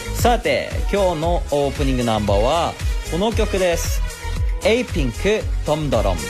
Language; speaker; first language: Japanese; non-native, fluent; Korean